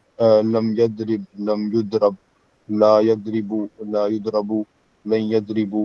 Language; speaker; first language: Arabic; non-native, learner; Urdu